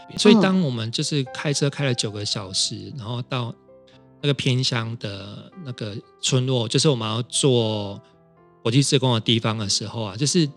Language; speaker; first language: Chinese; native; Chinese